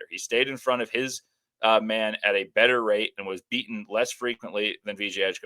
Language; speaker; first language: English; native; English